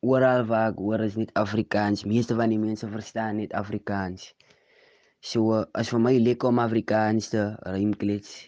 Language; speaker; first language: Afrikaans; non-native, local second language; English